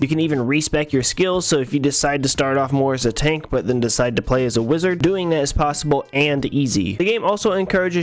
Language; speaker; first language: English; native; English